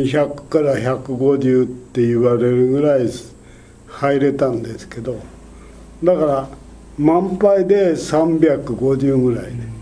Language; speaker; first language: Japanese; native; Japanese